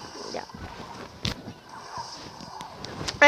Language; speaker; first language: Italian; native; Italian